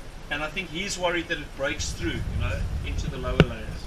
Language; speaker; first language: English; native; English